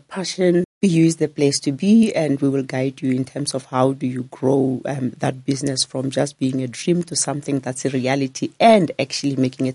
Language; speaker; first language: English; non-native, local second language; Northern Sotho